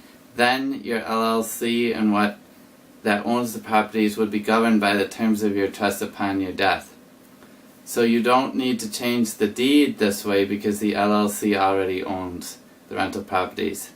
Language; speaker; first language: English; native; English